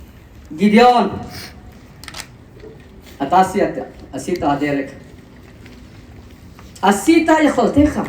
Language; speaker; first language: Hebrew; non-native, fluent; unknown